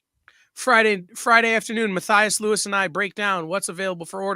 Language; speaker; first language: English; native; English